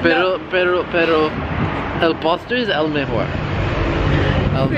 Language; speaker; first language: Spanish; non-native, learner; English